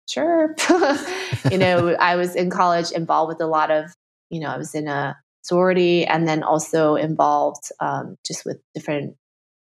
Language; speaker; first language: English; early bilingual, other home language; Chinese